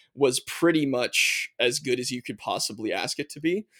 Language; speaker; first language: English; native; English